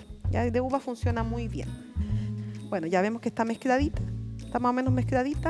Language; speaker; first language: Spanish; native; Spanish